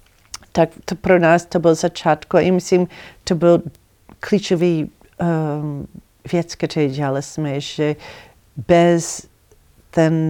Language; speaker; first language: Czech; non-native, learner; English